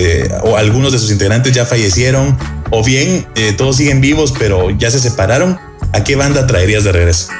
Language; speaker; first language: Spanish; native; Spanish